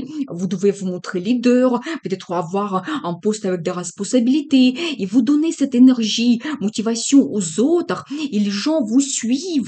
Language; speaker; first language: French; non-native, fluent; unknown